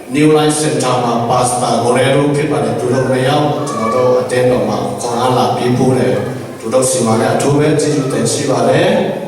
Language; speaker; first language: Burmese; non-native, local second language; Tedim Chin